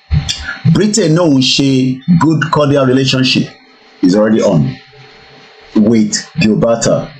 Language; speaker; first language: English; non-native, local second language; Yoruba